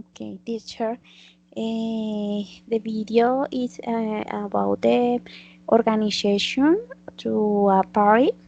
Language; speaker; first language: English; non-native, learner; Spanish